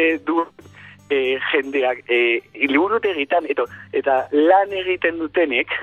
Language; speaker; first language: Basque; non-native, learner; Spanish